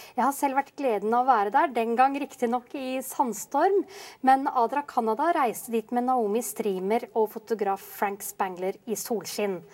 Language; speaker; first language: Norwegian; native; Norwegian